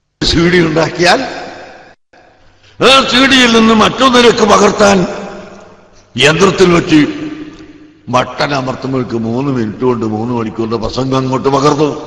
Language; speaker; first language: Malayalam; native; Malayalam